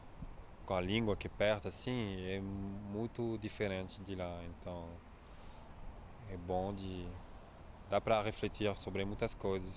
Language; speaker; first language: Portuguese; non-native, learner; French